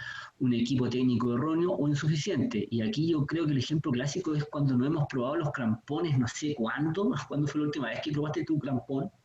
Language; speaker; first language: Spanish; native; Spanish